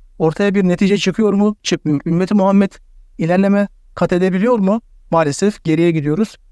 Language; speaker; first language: Turkish; native; Turkish